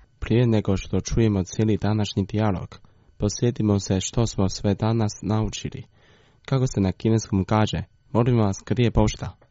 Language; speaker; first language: Croatian; non-native, fluent; Chinese